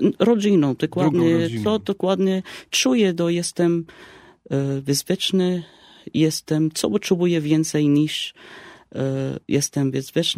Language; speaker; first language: Polish; non-native, fluent; Arabic